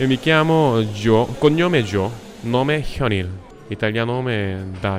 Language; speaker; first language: Italian; non-native, learner; Korean